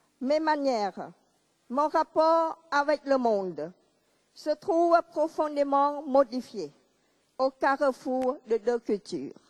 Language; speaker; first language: French; non-native, local second language; Khmer